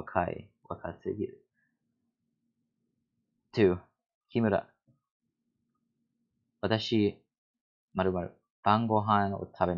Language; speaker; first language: Japanese; non-native, learner; English